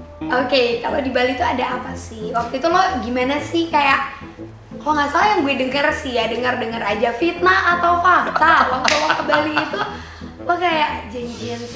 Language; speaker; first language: Indonesian; native; Indonesian